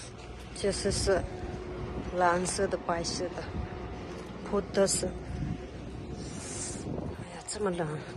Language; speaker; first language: Chinese; non-native, learner; Nepali